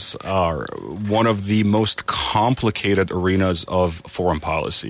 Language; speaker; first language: English; non-native, fluent; Persian